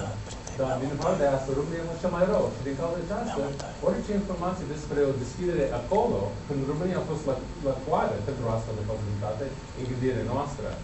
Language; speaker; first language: Romanian; non-native, learner; English